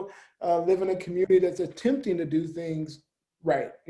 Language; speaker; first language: English; native; English